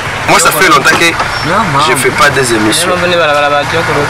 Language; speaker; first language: French; non-native, local second language; Rundi